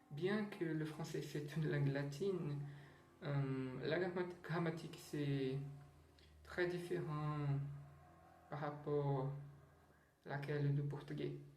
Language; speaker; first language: French; non-native, learner; Portuguese